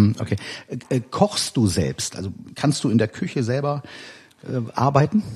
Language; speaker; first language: German; native; German